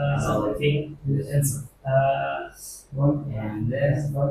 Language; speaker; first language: English; non-native, learner; Indonesian